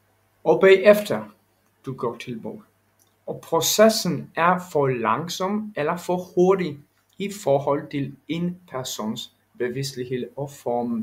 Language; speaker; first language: Danish; non-native, learner; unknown